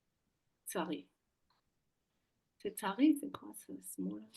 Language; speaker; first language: French; non-native, fluent; Hebrew